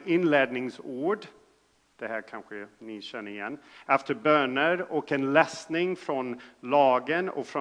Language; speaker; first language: Swedish; non-native, fluent; English